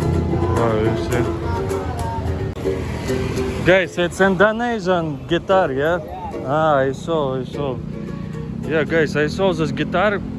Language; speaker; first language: English; non-native, fluent; Russian